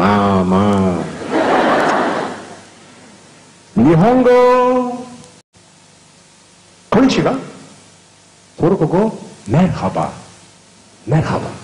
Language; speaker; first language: Japanese; non-native, learner; Turkish